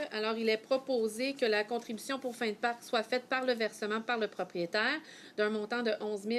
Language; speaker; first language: French; native; French